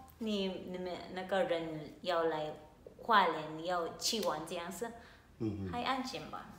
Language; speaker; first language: Chinese; non-native, learner; Filipino